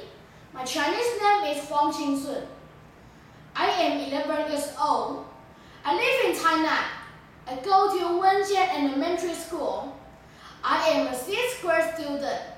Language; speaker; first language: English; non-native, learner; Chinese